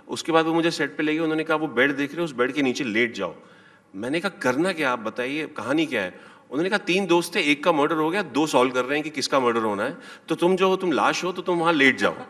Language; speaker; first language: Hindi; native; Hindi